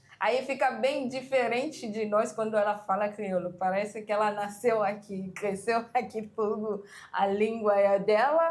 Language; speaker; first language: Portuguese; non-native, fluent; Haitian Creole